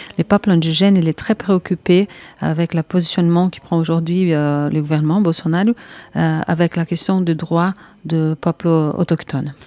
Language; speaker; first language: French; non-native, fluent; Portuguese